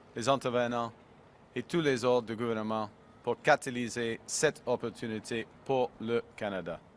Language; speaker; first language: French; non-native, local second language; English